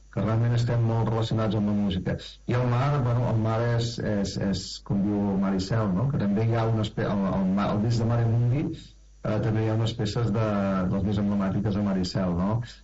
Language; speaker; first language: Catalan; native; Catalan